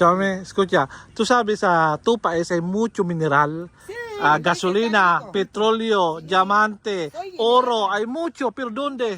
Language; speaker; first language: Spanish; non-native, learner; Filipino